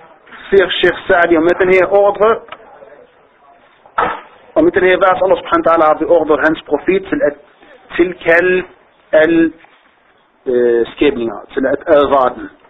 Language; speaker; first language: Danish; non-native, fluent; Arabic